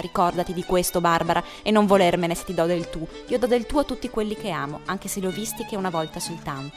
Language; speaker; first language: Italian; native; Italian